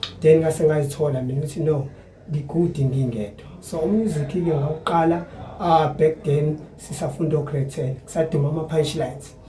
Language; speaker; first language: Zulu; native; Zulu